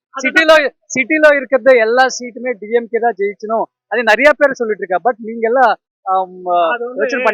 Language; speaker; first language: Tamil; non-native, learner; Telugu